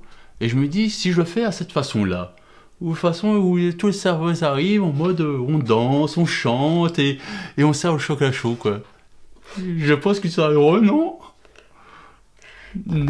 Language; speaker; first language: French; native; French